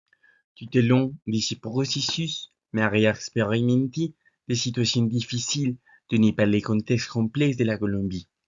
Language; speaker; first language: French; non-native, learner; Spanish